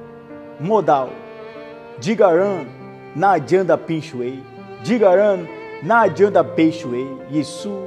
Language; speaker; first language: Chinese; non-native, learner; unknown